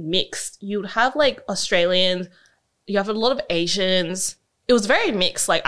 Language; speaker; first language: English; native; English